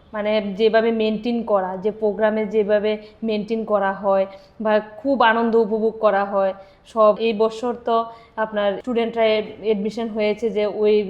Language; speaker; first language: Bangla; native; Bangla